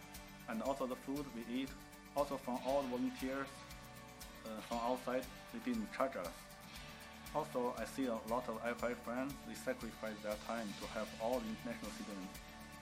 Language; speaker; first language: English; non-native, fluent; Chinese